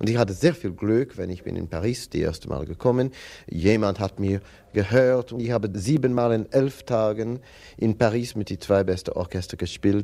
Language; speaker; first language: German; non-native, learner; English